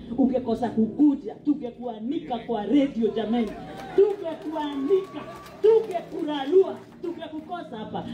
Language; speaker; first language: Swahili; non-native, local second language; Kikuyu